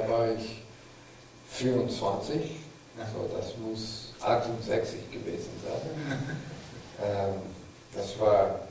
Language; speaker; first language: German; non-native, fluent; English